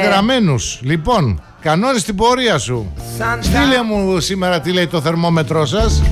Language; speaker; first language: Greek; native; Greek